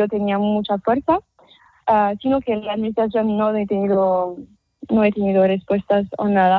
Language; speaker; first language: Spanish; non-native, fluent; French